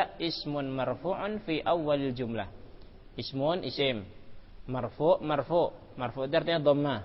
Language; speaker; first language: Arabic; non-native, fluent; Indonesian